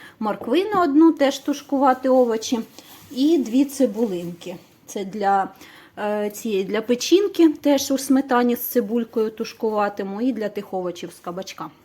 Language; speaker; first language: Ukrainian; native; Ukrainian